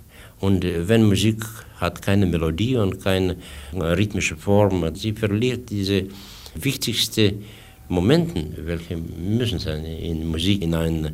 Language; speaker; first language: German; non-native, fluent; Russian